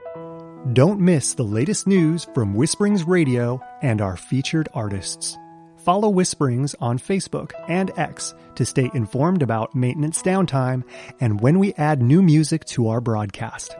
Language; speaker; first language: English; native; English